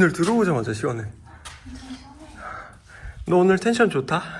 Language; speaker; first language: Korean; native; Korean